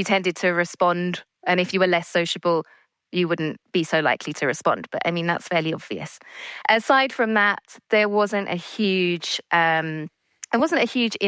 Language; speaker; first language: English; native; English